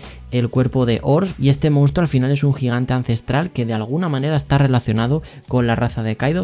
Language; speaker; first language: Spanish; native; Spanish